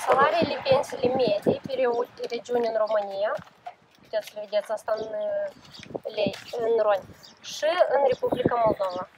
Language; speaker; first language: Romanian; non-native, local second language; Russian